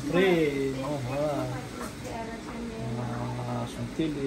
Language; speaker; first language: French; non-native, local second language; Malagasy